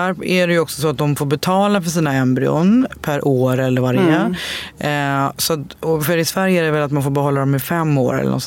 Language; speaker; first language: Swedish; native; Swedish